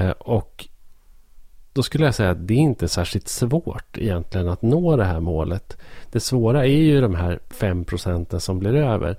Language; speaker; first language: Swedish; native; Swedish